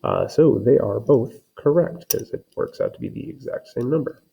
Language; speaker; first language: English; native; English